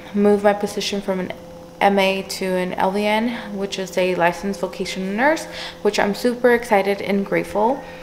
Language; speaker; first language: English; early bilingual, other home language; Spanish